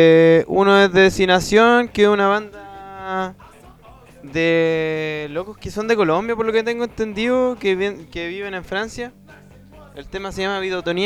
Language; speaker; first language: Spanish; native; Spanish